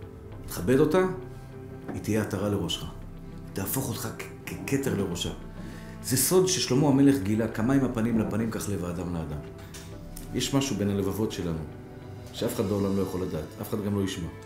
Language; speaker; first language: Hebrew; native; Hebrew